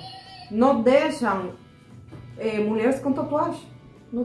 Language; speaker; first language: Portuguese; non-native, fluent; Spanish